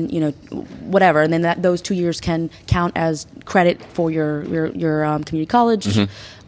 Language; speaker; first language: English; early bilingual, other home language; Spanish